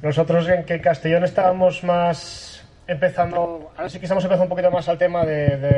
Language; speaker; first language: Spanish; non-native, local second language; Catalan